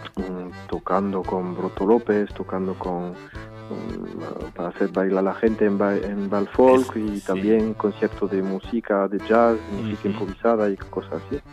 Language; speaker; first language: Spanish; early bilingual, heritage; French